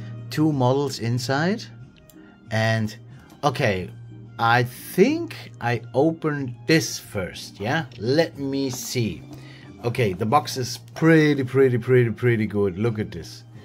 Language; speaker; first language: English; non-native, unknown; German